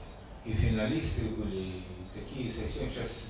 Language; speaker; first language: Russian; native; Russian